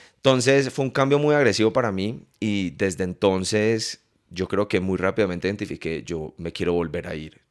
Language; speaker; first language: Spanish; early bilingual, heritage; English